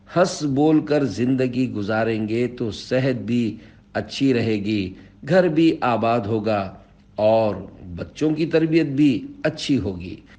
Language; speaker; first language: Urdu; native; Urdu